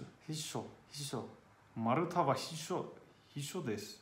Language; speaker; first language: Japanese; non-native, learner; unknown